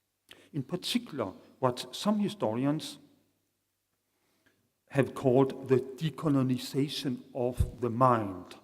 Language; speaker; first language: English; non-native, fluent; Danish